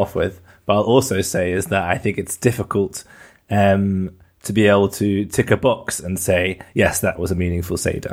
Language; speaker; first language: English; native; English